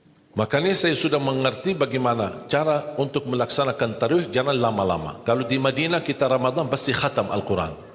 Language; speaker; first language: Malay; non-native, fluent; Arabic